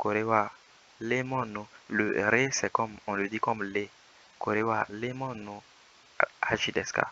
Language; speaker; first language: French; native; French